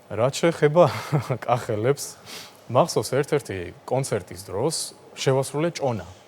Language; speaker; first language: Georgian; non-native, local second language; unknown